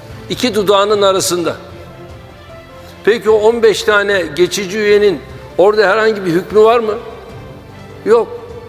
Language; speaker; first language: Turkish; native; Turkish